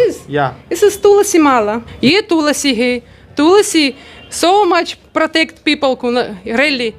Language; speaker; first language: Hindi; non-native, learner; Russian